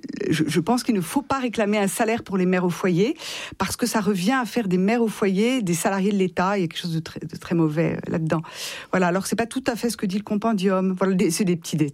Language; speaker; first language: French; native; French